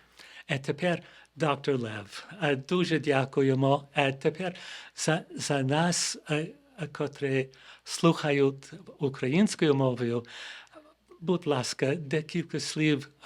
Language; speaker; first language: Ukrainian; non-native, fluent; English